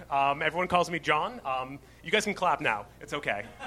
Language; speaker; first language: English; native; English